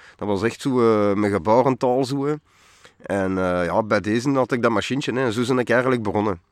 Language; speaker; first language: Dutch; non-native, fluent; French